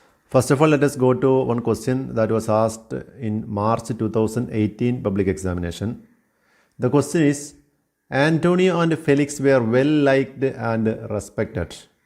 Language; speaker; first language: English; non-native, local second language; Malayalam